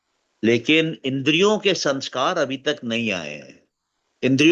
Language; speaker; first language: Hindi; native; Hindi